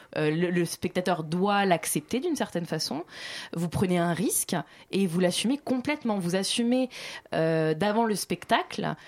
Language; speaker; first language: French; native; French